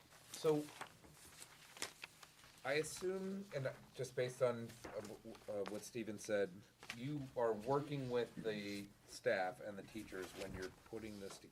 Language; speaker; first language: English; native; English